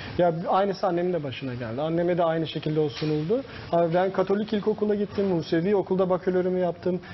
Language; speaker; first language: Turkish; early bilingual, heritage; Turkish